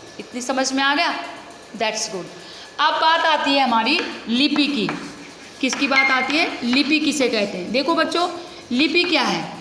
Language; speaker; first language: Hindi; native; Hindi